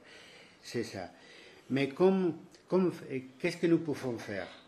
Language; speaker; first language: French; non-native, fluent; Spanish